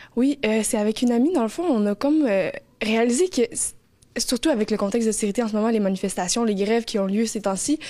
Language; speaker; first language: French; native; French